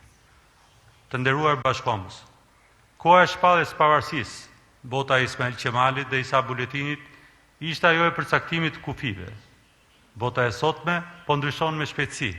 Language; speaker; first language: Albanian; native; Albanian